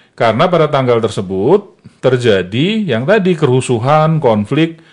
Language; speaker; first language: Indonesian; non-native, local second language; Malay